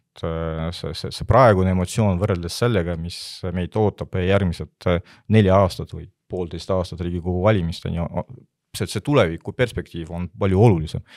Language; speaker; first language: Estonian; non-native, local second language; Russian